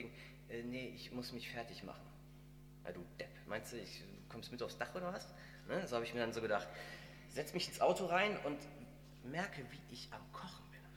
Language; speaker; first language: German; native; German